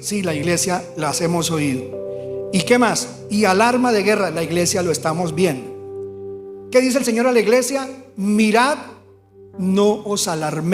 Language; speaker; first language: Spanish; native; Spanish